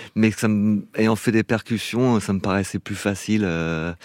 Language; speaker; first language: French; non-native, fluent; English